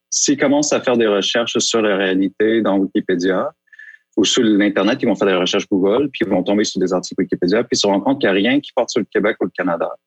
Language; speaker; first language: French; native; French